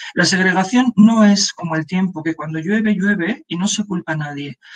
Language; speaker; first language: Spanish; non-native, local second language; Basque